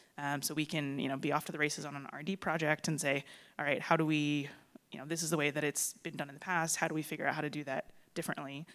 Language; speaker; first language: English; native; English